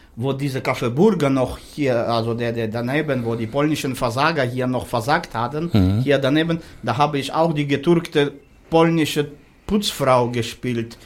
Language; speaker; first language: German; non-native, fluent; Russian